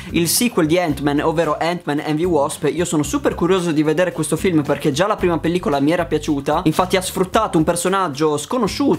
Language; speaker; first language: Italian; native; Italian